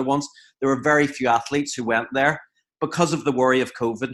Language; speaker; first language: English; native; English